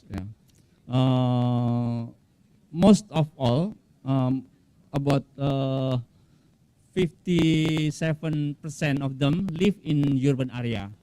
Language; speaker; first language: English; non-native, fluent; Indonesian